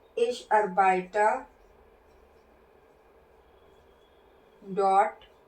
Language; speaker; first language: German; non-native, fluent; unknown